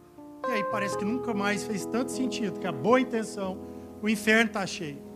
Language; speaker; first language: Portuguese; native; Portuguese